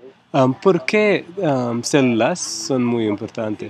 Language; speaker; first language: Spanish; non-native, learner; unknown